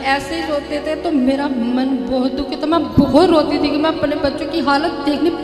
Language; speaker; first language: Hindi; native; Hindi